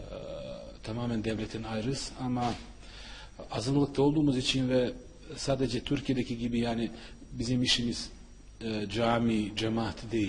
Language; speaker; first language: Turkish; non-native, fluent; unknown